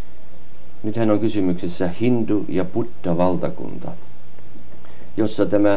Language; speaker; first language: Finnish; native; Finnish